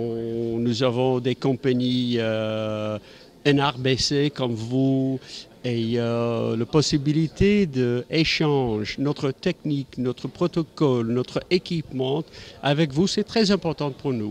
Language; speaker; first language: French; non-native, learner; English